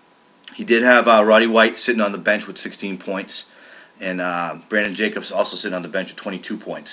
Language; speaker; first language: English; native; English